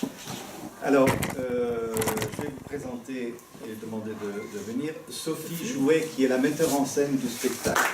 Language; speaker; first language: French; early bilingual, other home language; Italian